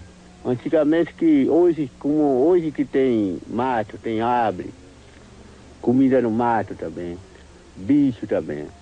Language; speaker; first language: Portuguese; non-native, local second language; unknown